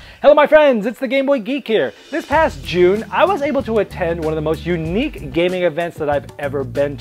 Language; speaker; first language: English; native; English